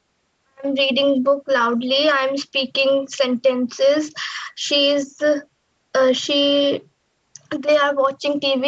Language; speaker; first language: English; non-native, learner; Hindi